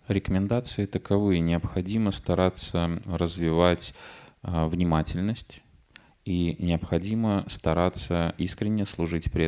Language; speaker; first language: Russian; native; Russian